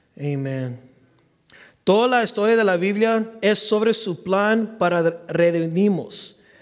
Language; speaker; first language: Spanish; early bilingual, heritage; Spanish